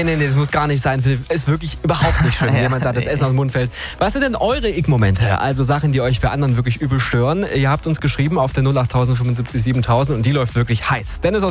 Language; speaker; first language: German; native; German